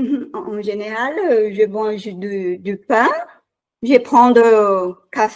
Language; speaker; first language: French; non-native, learner; Portuguese